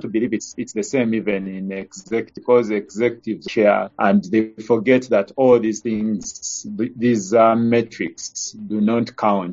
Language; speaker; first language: English; non-native, local second language; Ganda